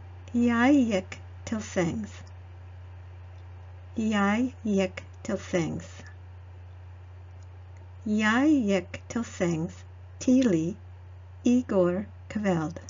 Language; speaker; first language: Norwegian; non-native, learner; English